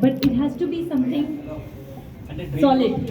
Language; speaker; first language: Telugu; non-native, local second language; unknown